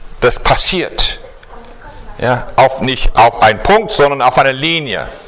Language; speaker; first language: German; non-native, fluent; English